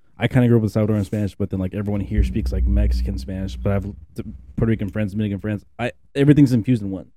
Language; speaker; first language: English; native; English